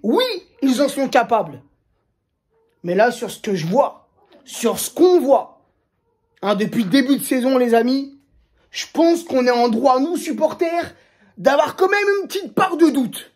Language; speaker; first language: French; native; French